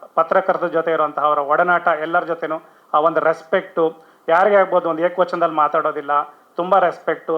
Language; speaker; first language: Kannada; native; Kannada